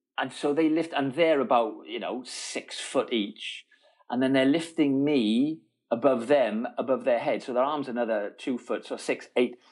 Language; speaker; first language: English; native; English